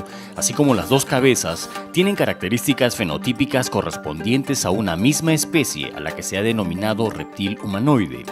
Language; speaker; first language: Spanish; native; Spanish